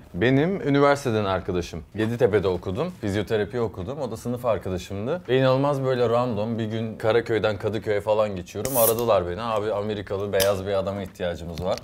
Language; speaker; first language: Turkish; early bilingual, heritage; English